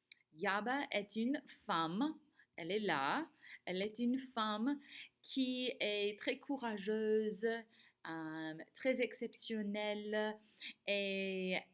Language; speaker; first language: French; non-native, fluent; English